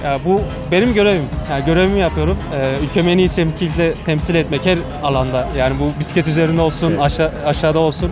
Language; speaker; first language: Turkish; native; Turkish